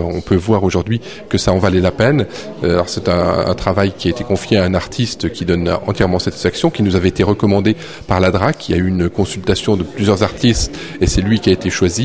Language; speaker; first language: French; native; French